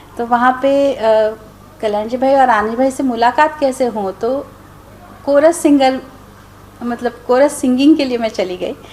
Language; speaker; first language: Hindi; non-native, local second language; Marathi